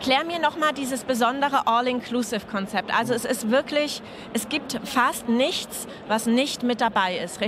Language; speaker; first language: German; native; German